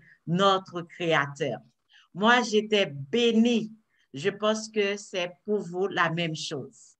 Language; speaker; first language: French; non-native, local second language; Haitian Creole